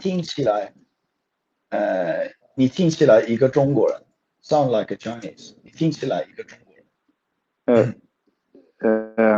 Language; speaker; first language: Chinese; non-native, fluent; Swedish